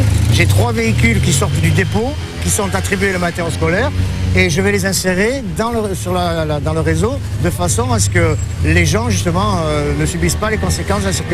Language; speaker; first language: French; native; French